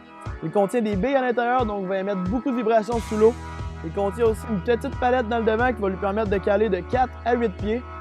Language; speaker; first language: French; native; French